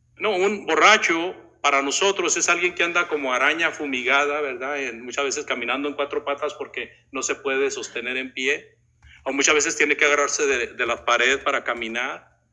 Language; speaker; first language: Spanish; native; Spanish